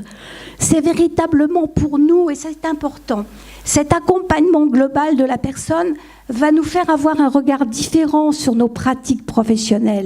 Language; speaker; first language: French; native; French